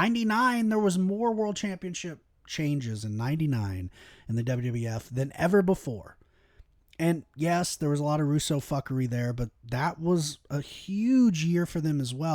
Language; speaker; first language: English; native; English